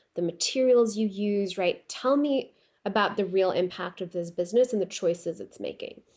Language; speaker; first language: English; non-native, local second language; Urdu